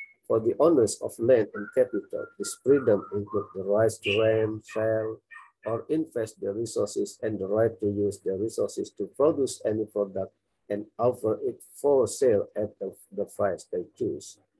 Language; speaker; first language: English; non-native, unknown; Indonesian